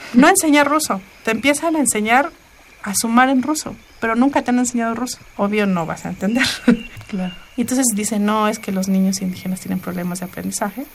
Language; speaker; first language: Spanish; non-native, local second language; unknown